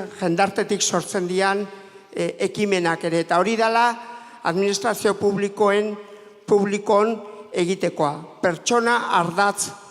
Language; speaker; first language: Basque; native; Basque